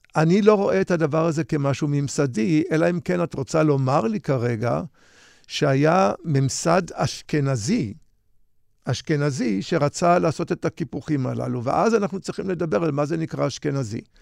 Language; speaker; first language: Hebrew; native; Hebrew